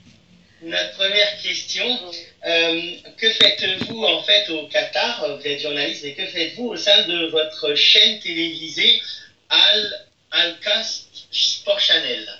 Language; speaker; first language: French; native; French